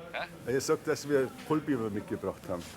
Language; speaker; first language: German; native; German